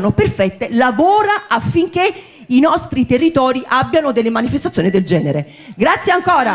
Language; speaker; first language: Italian; native; Italian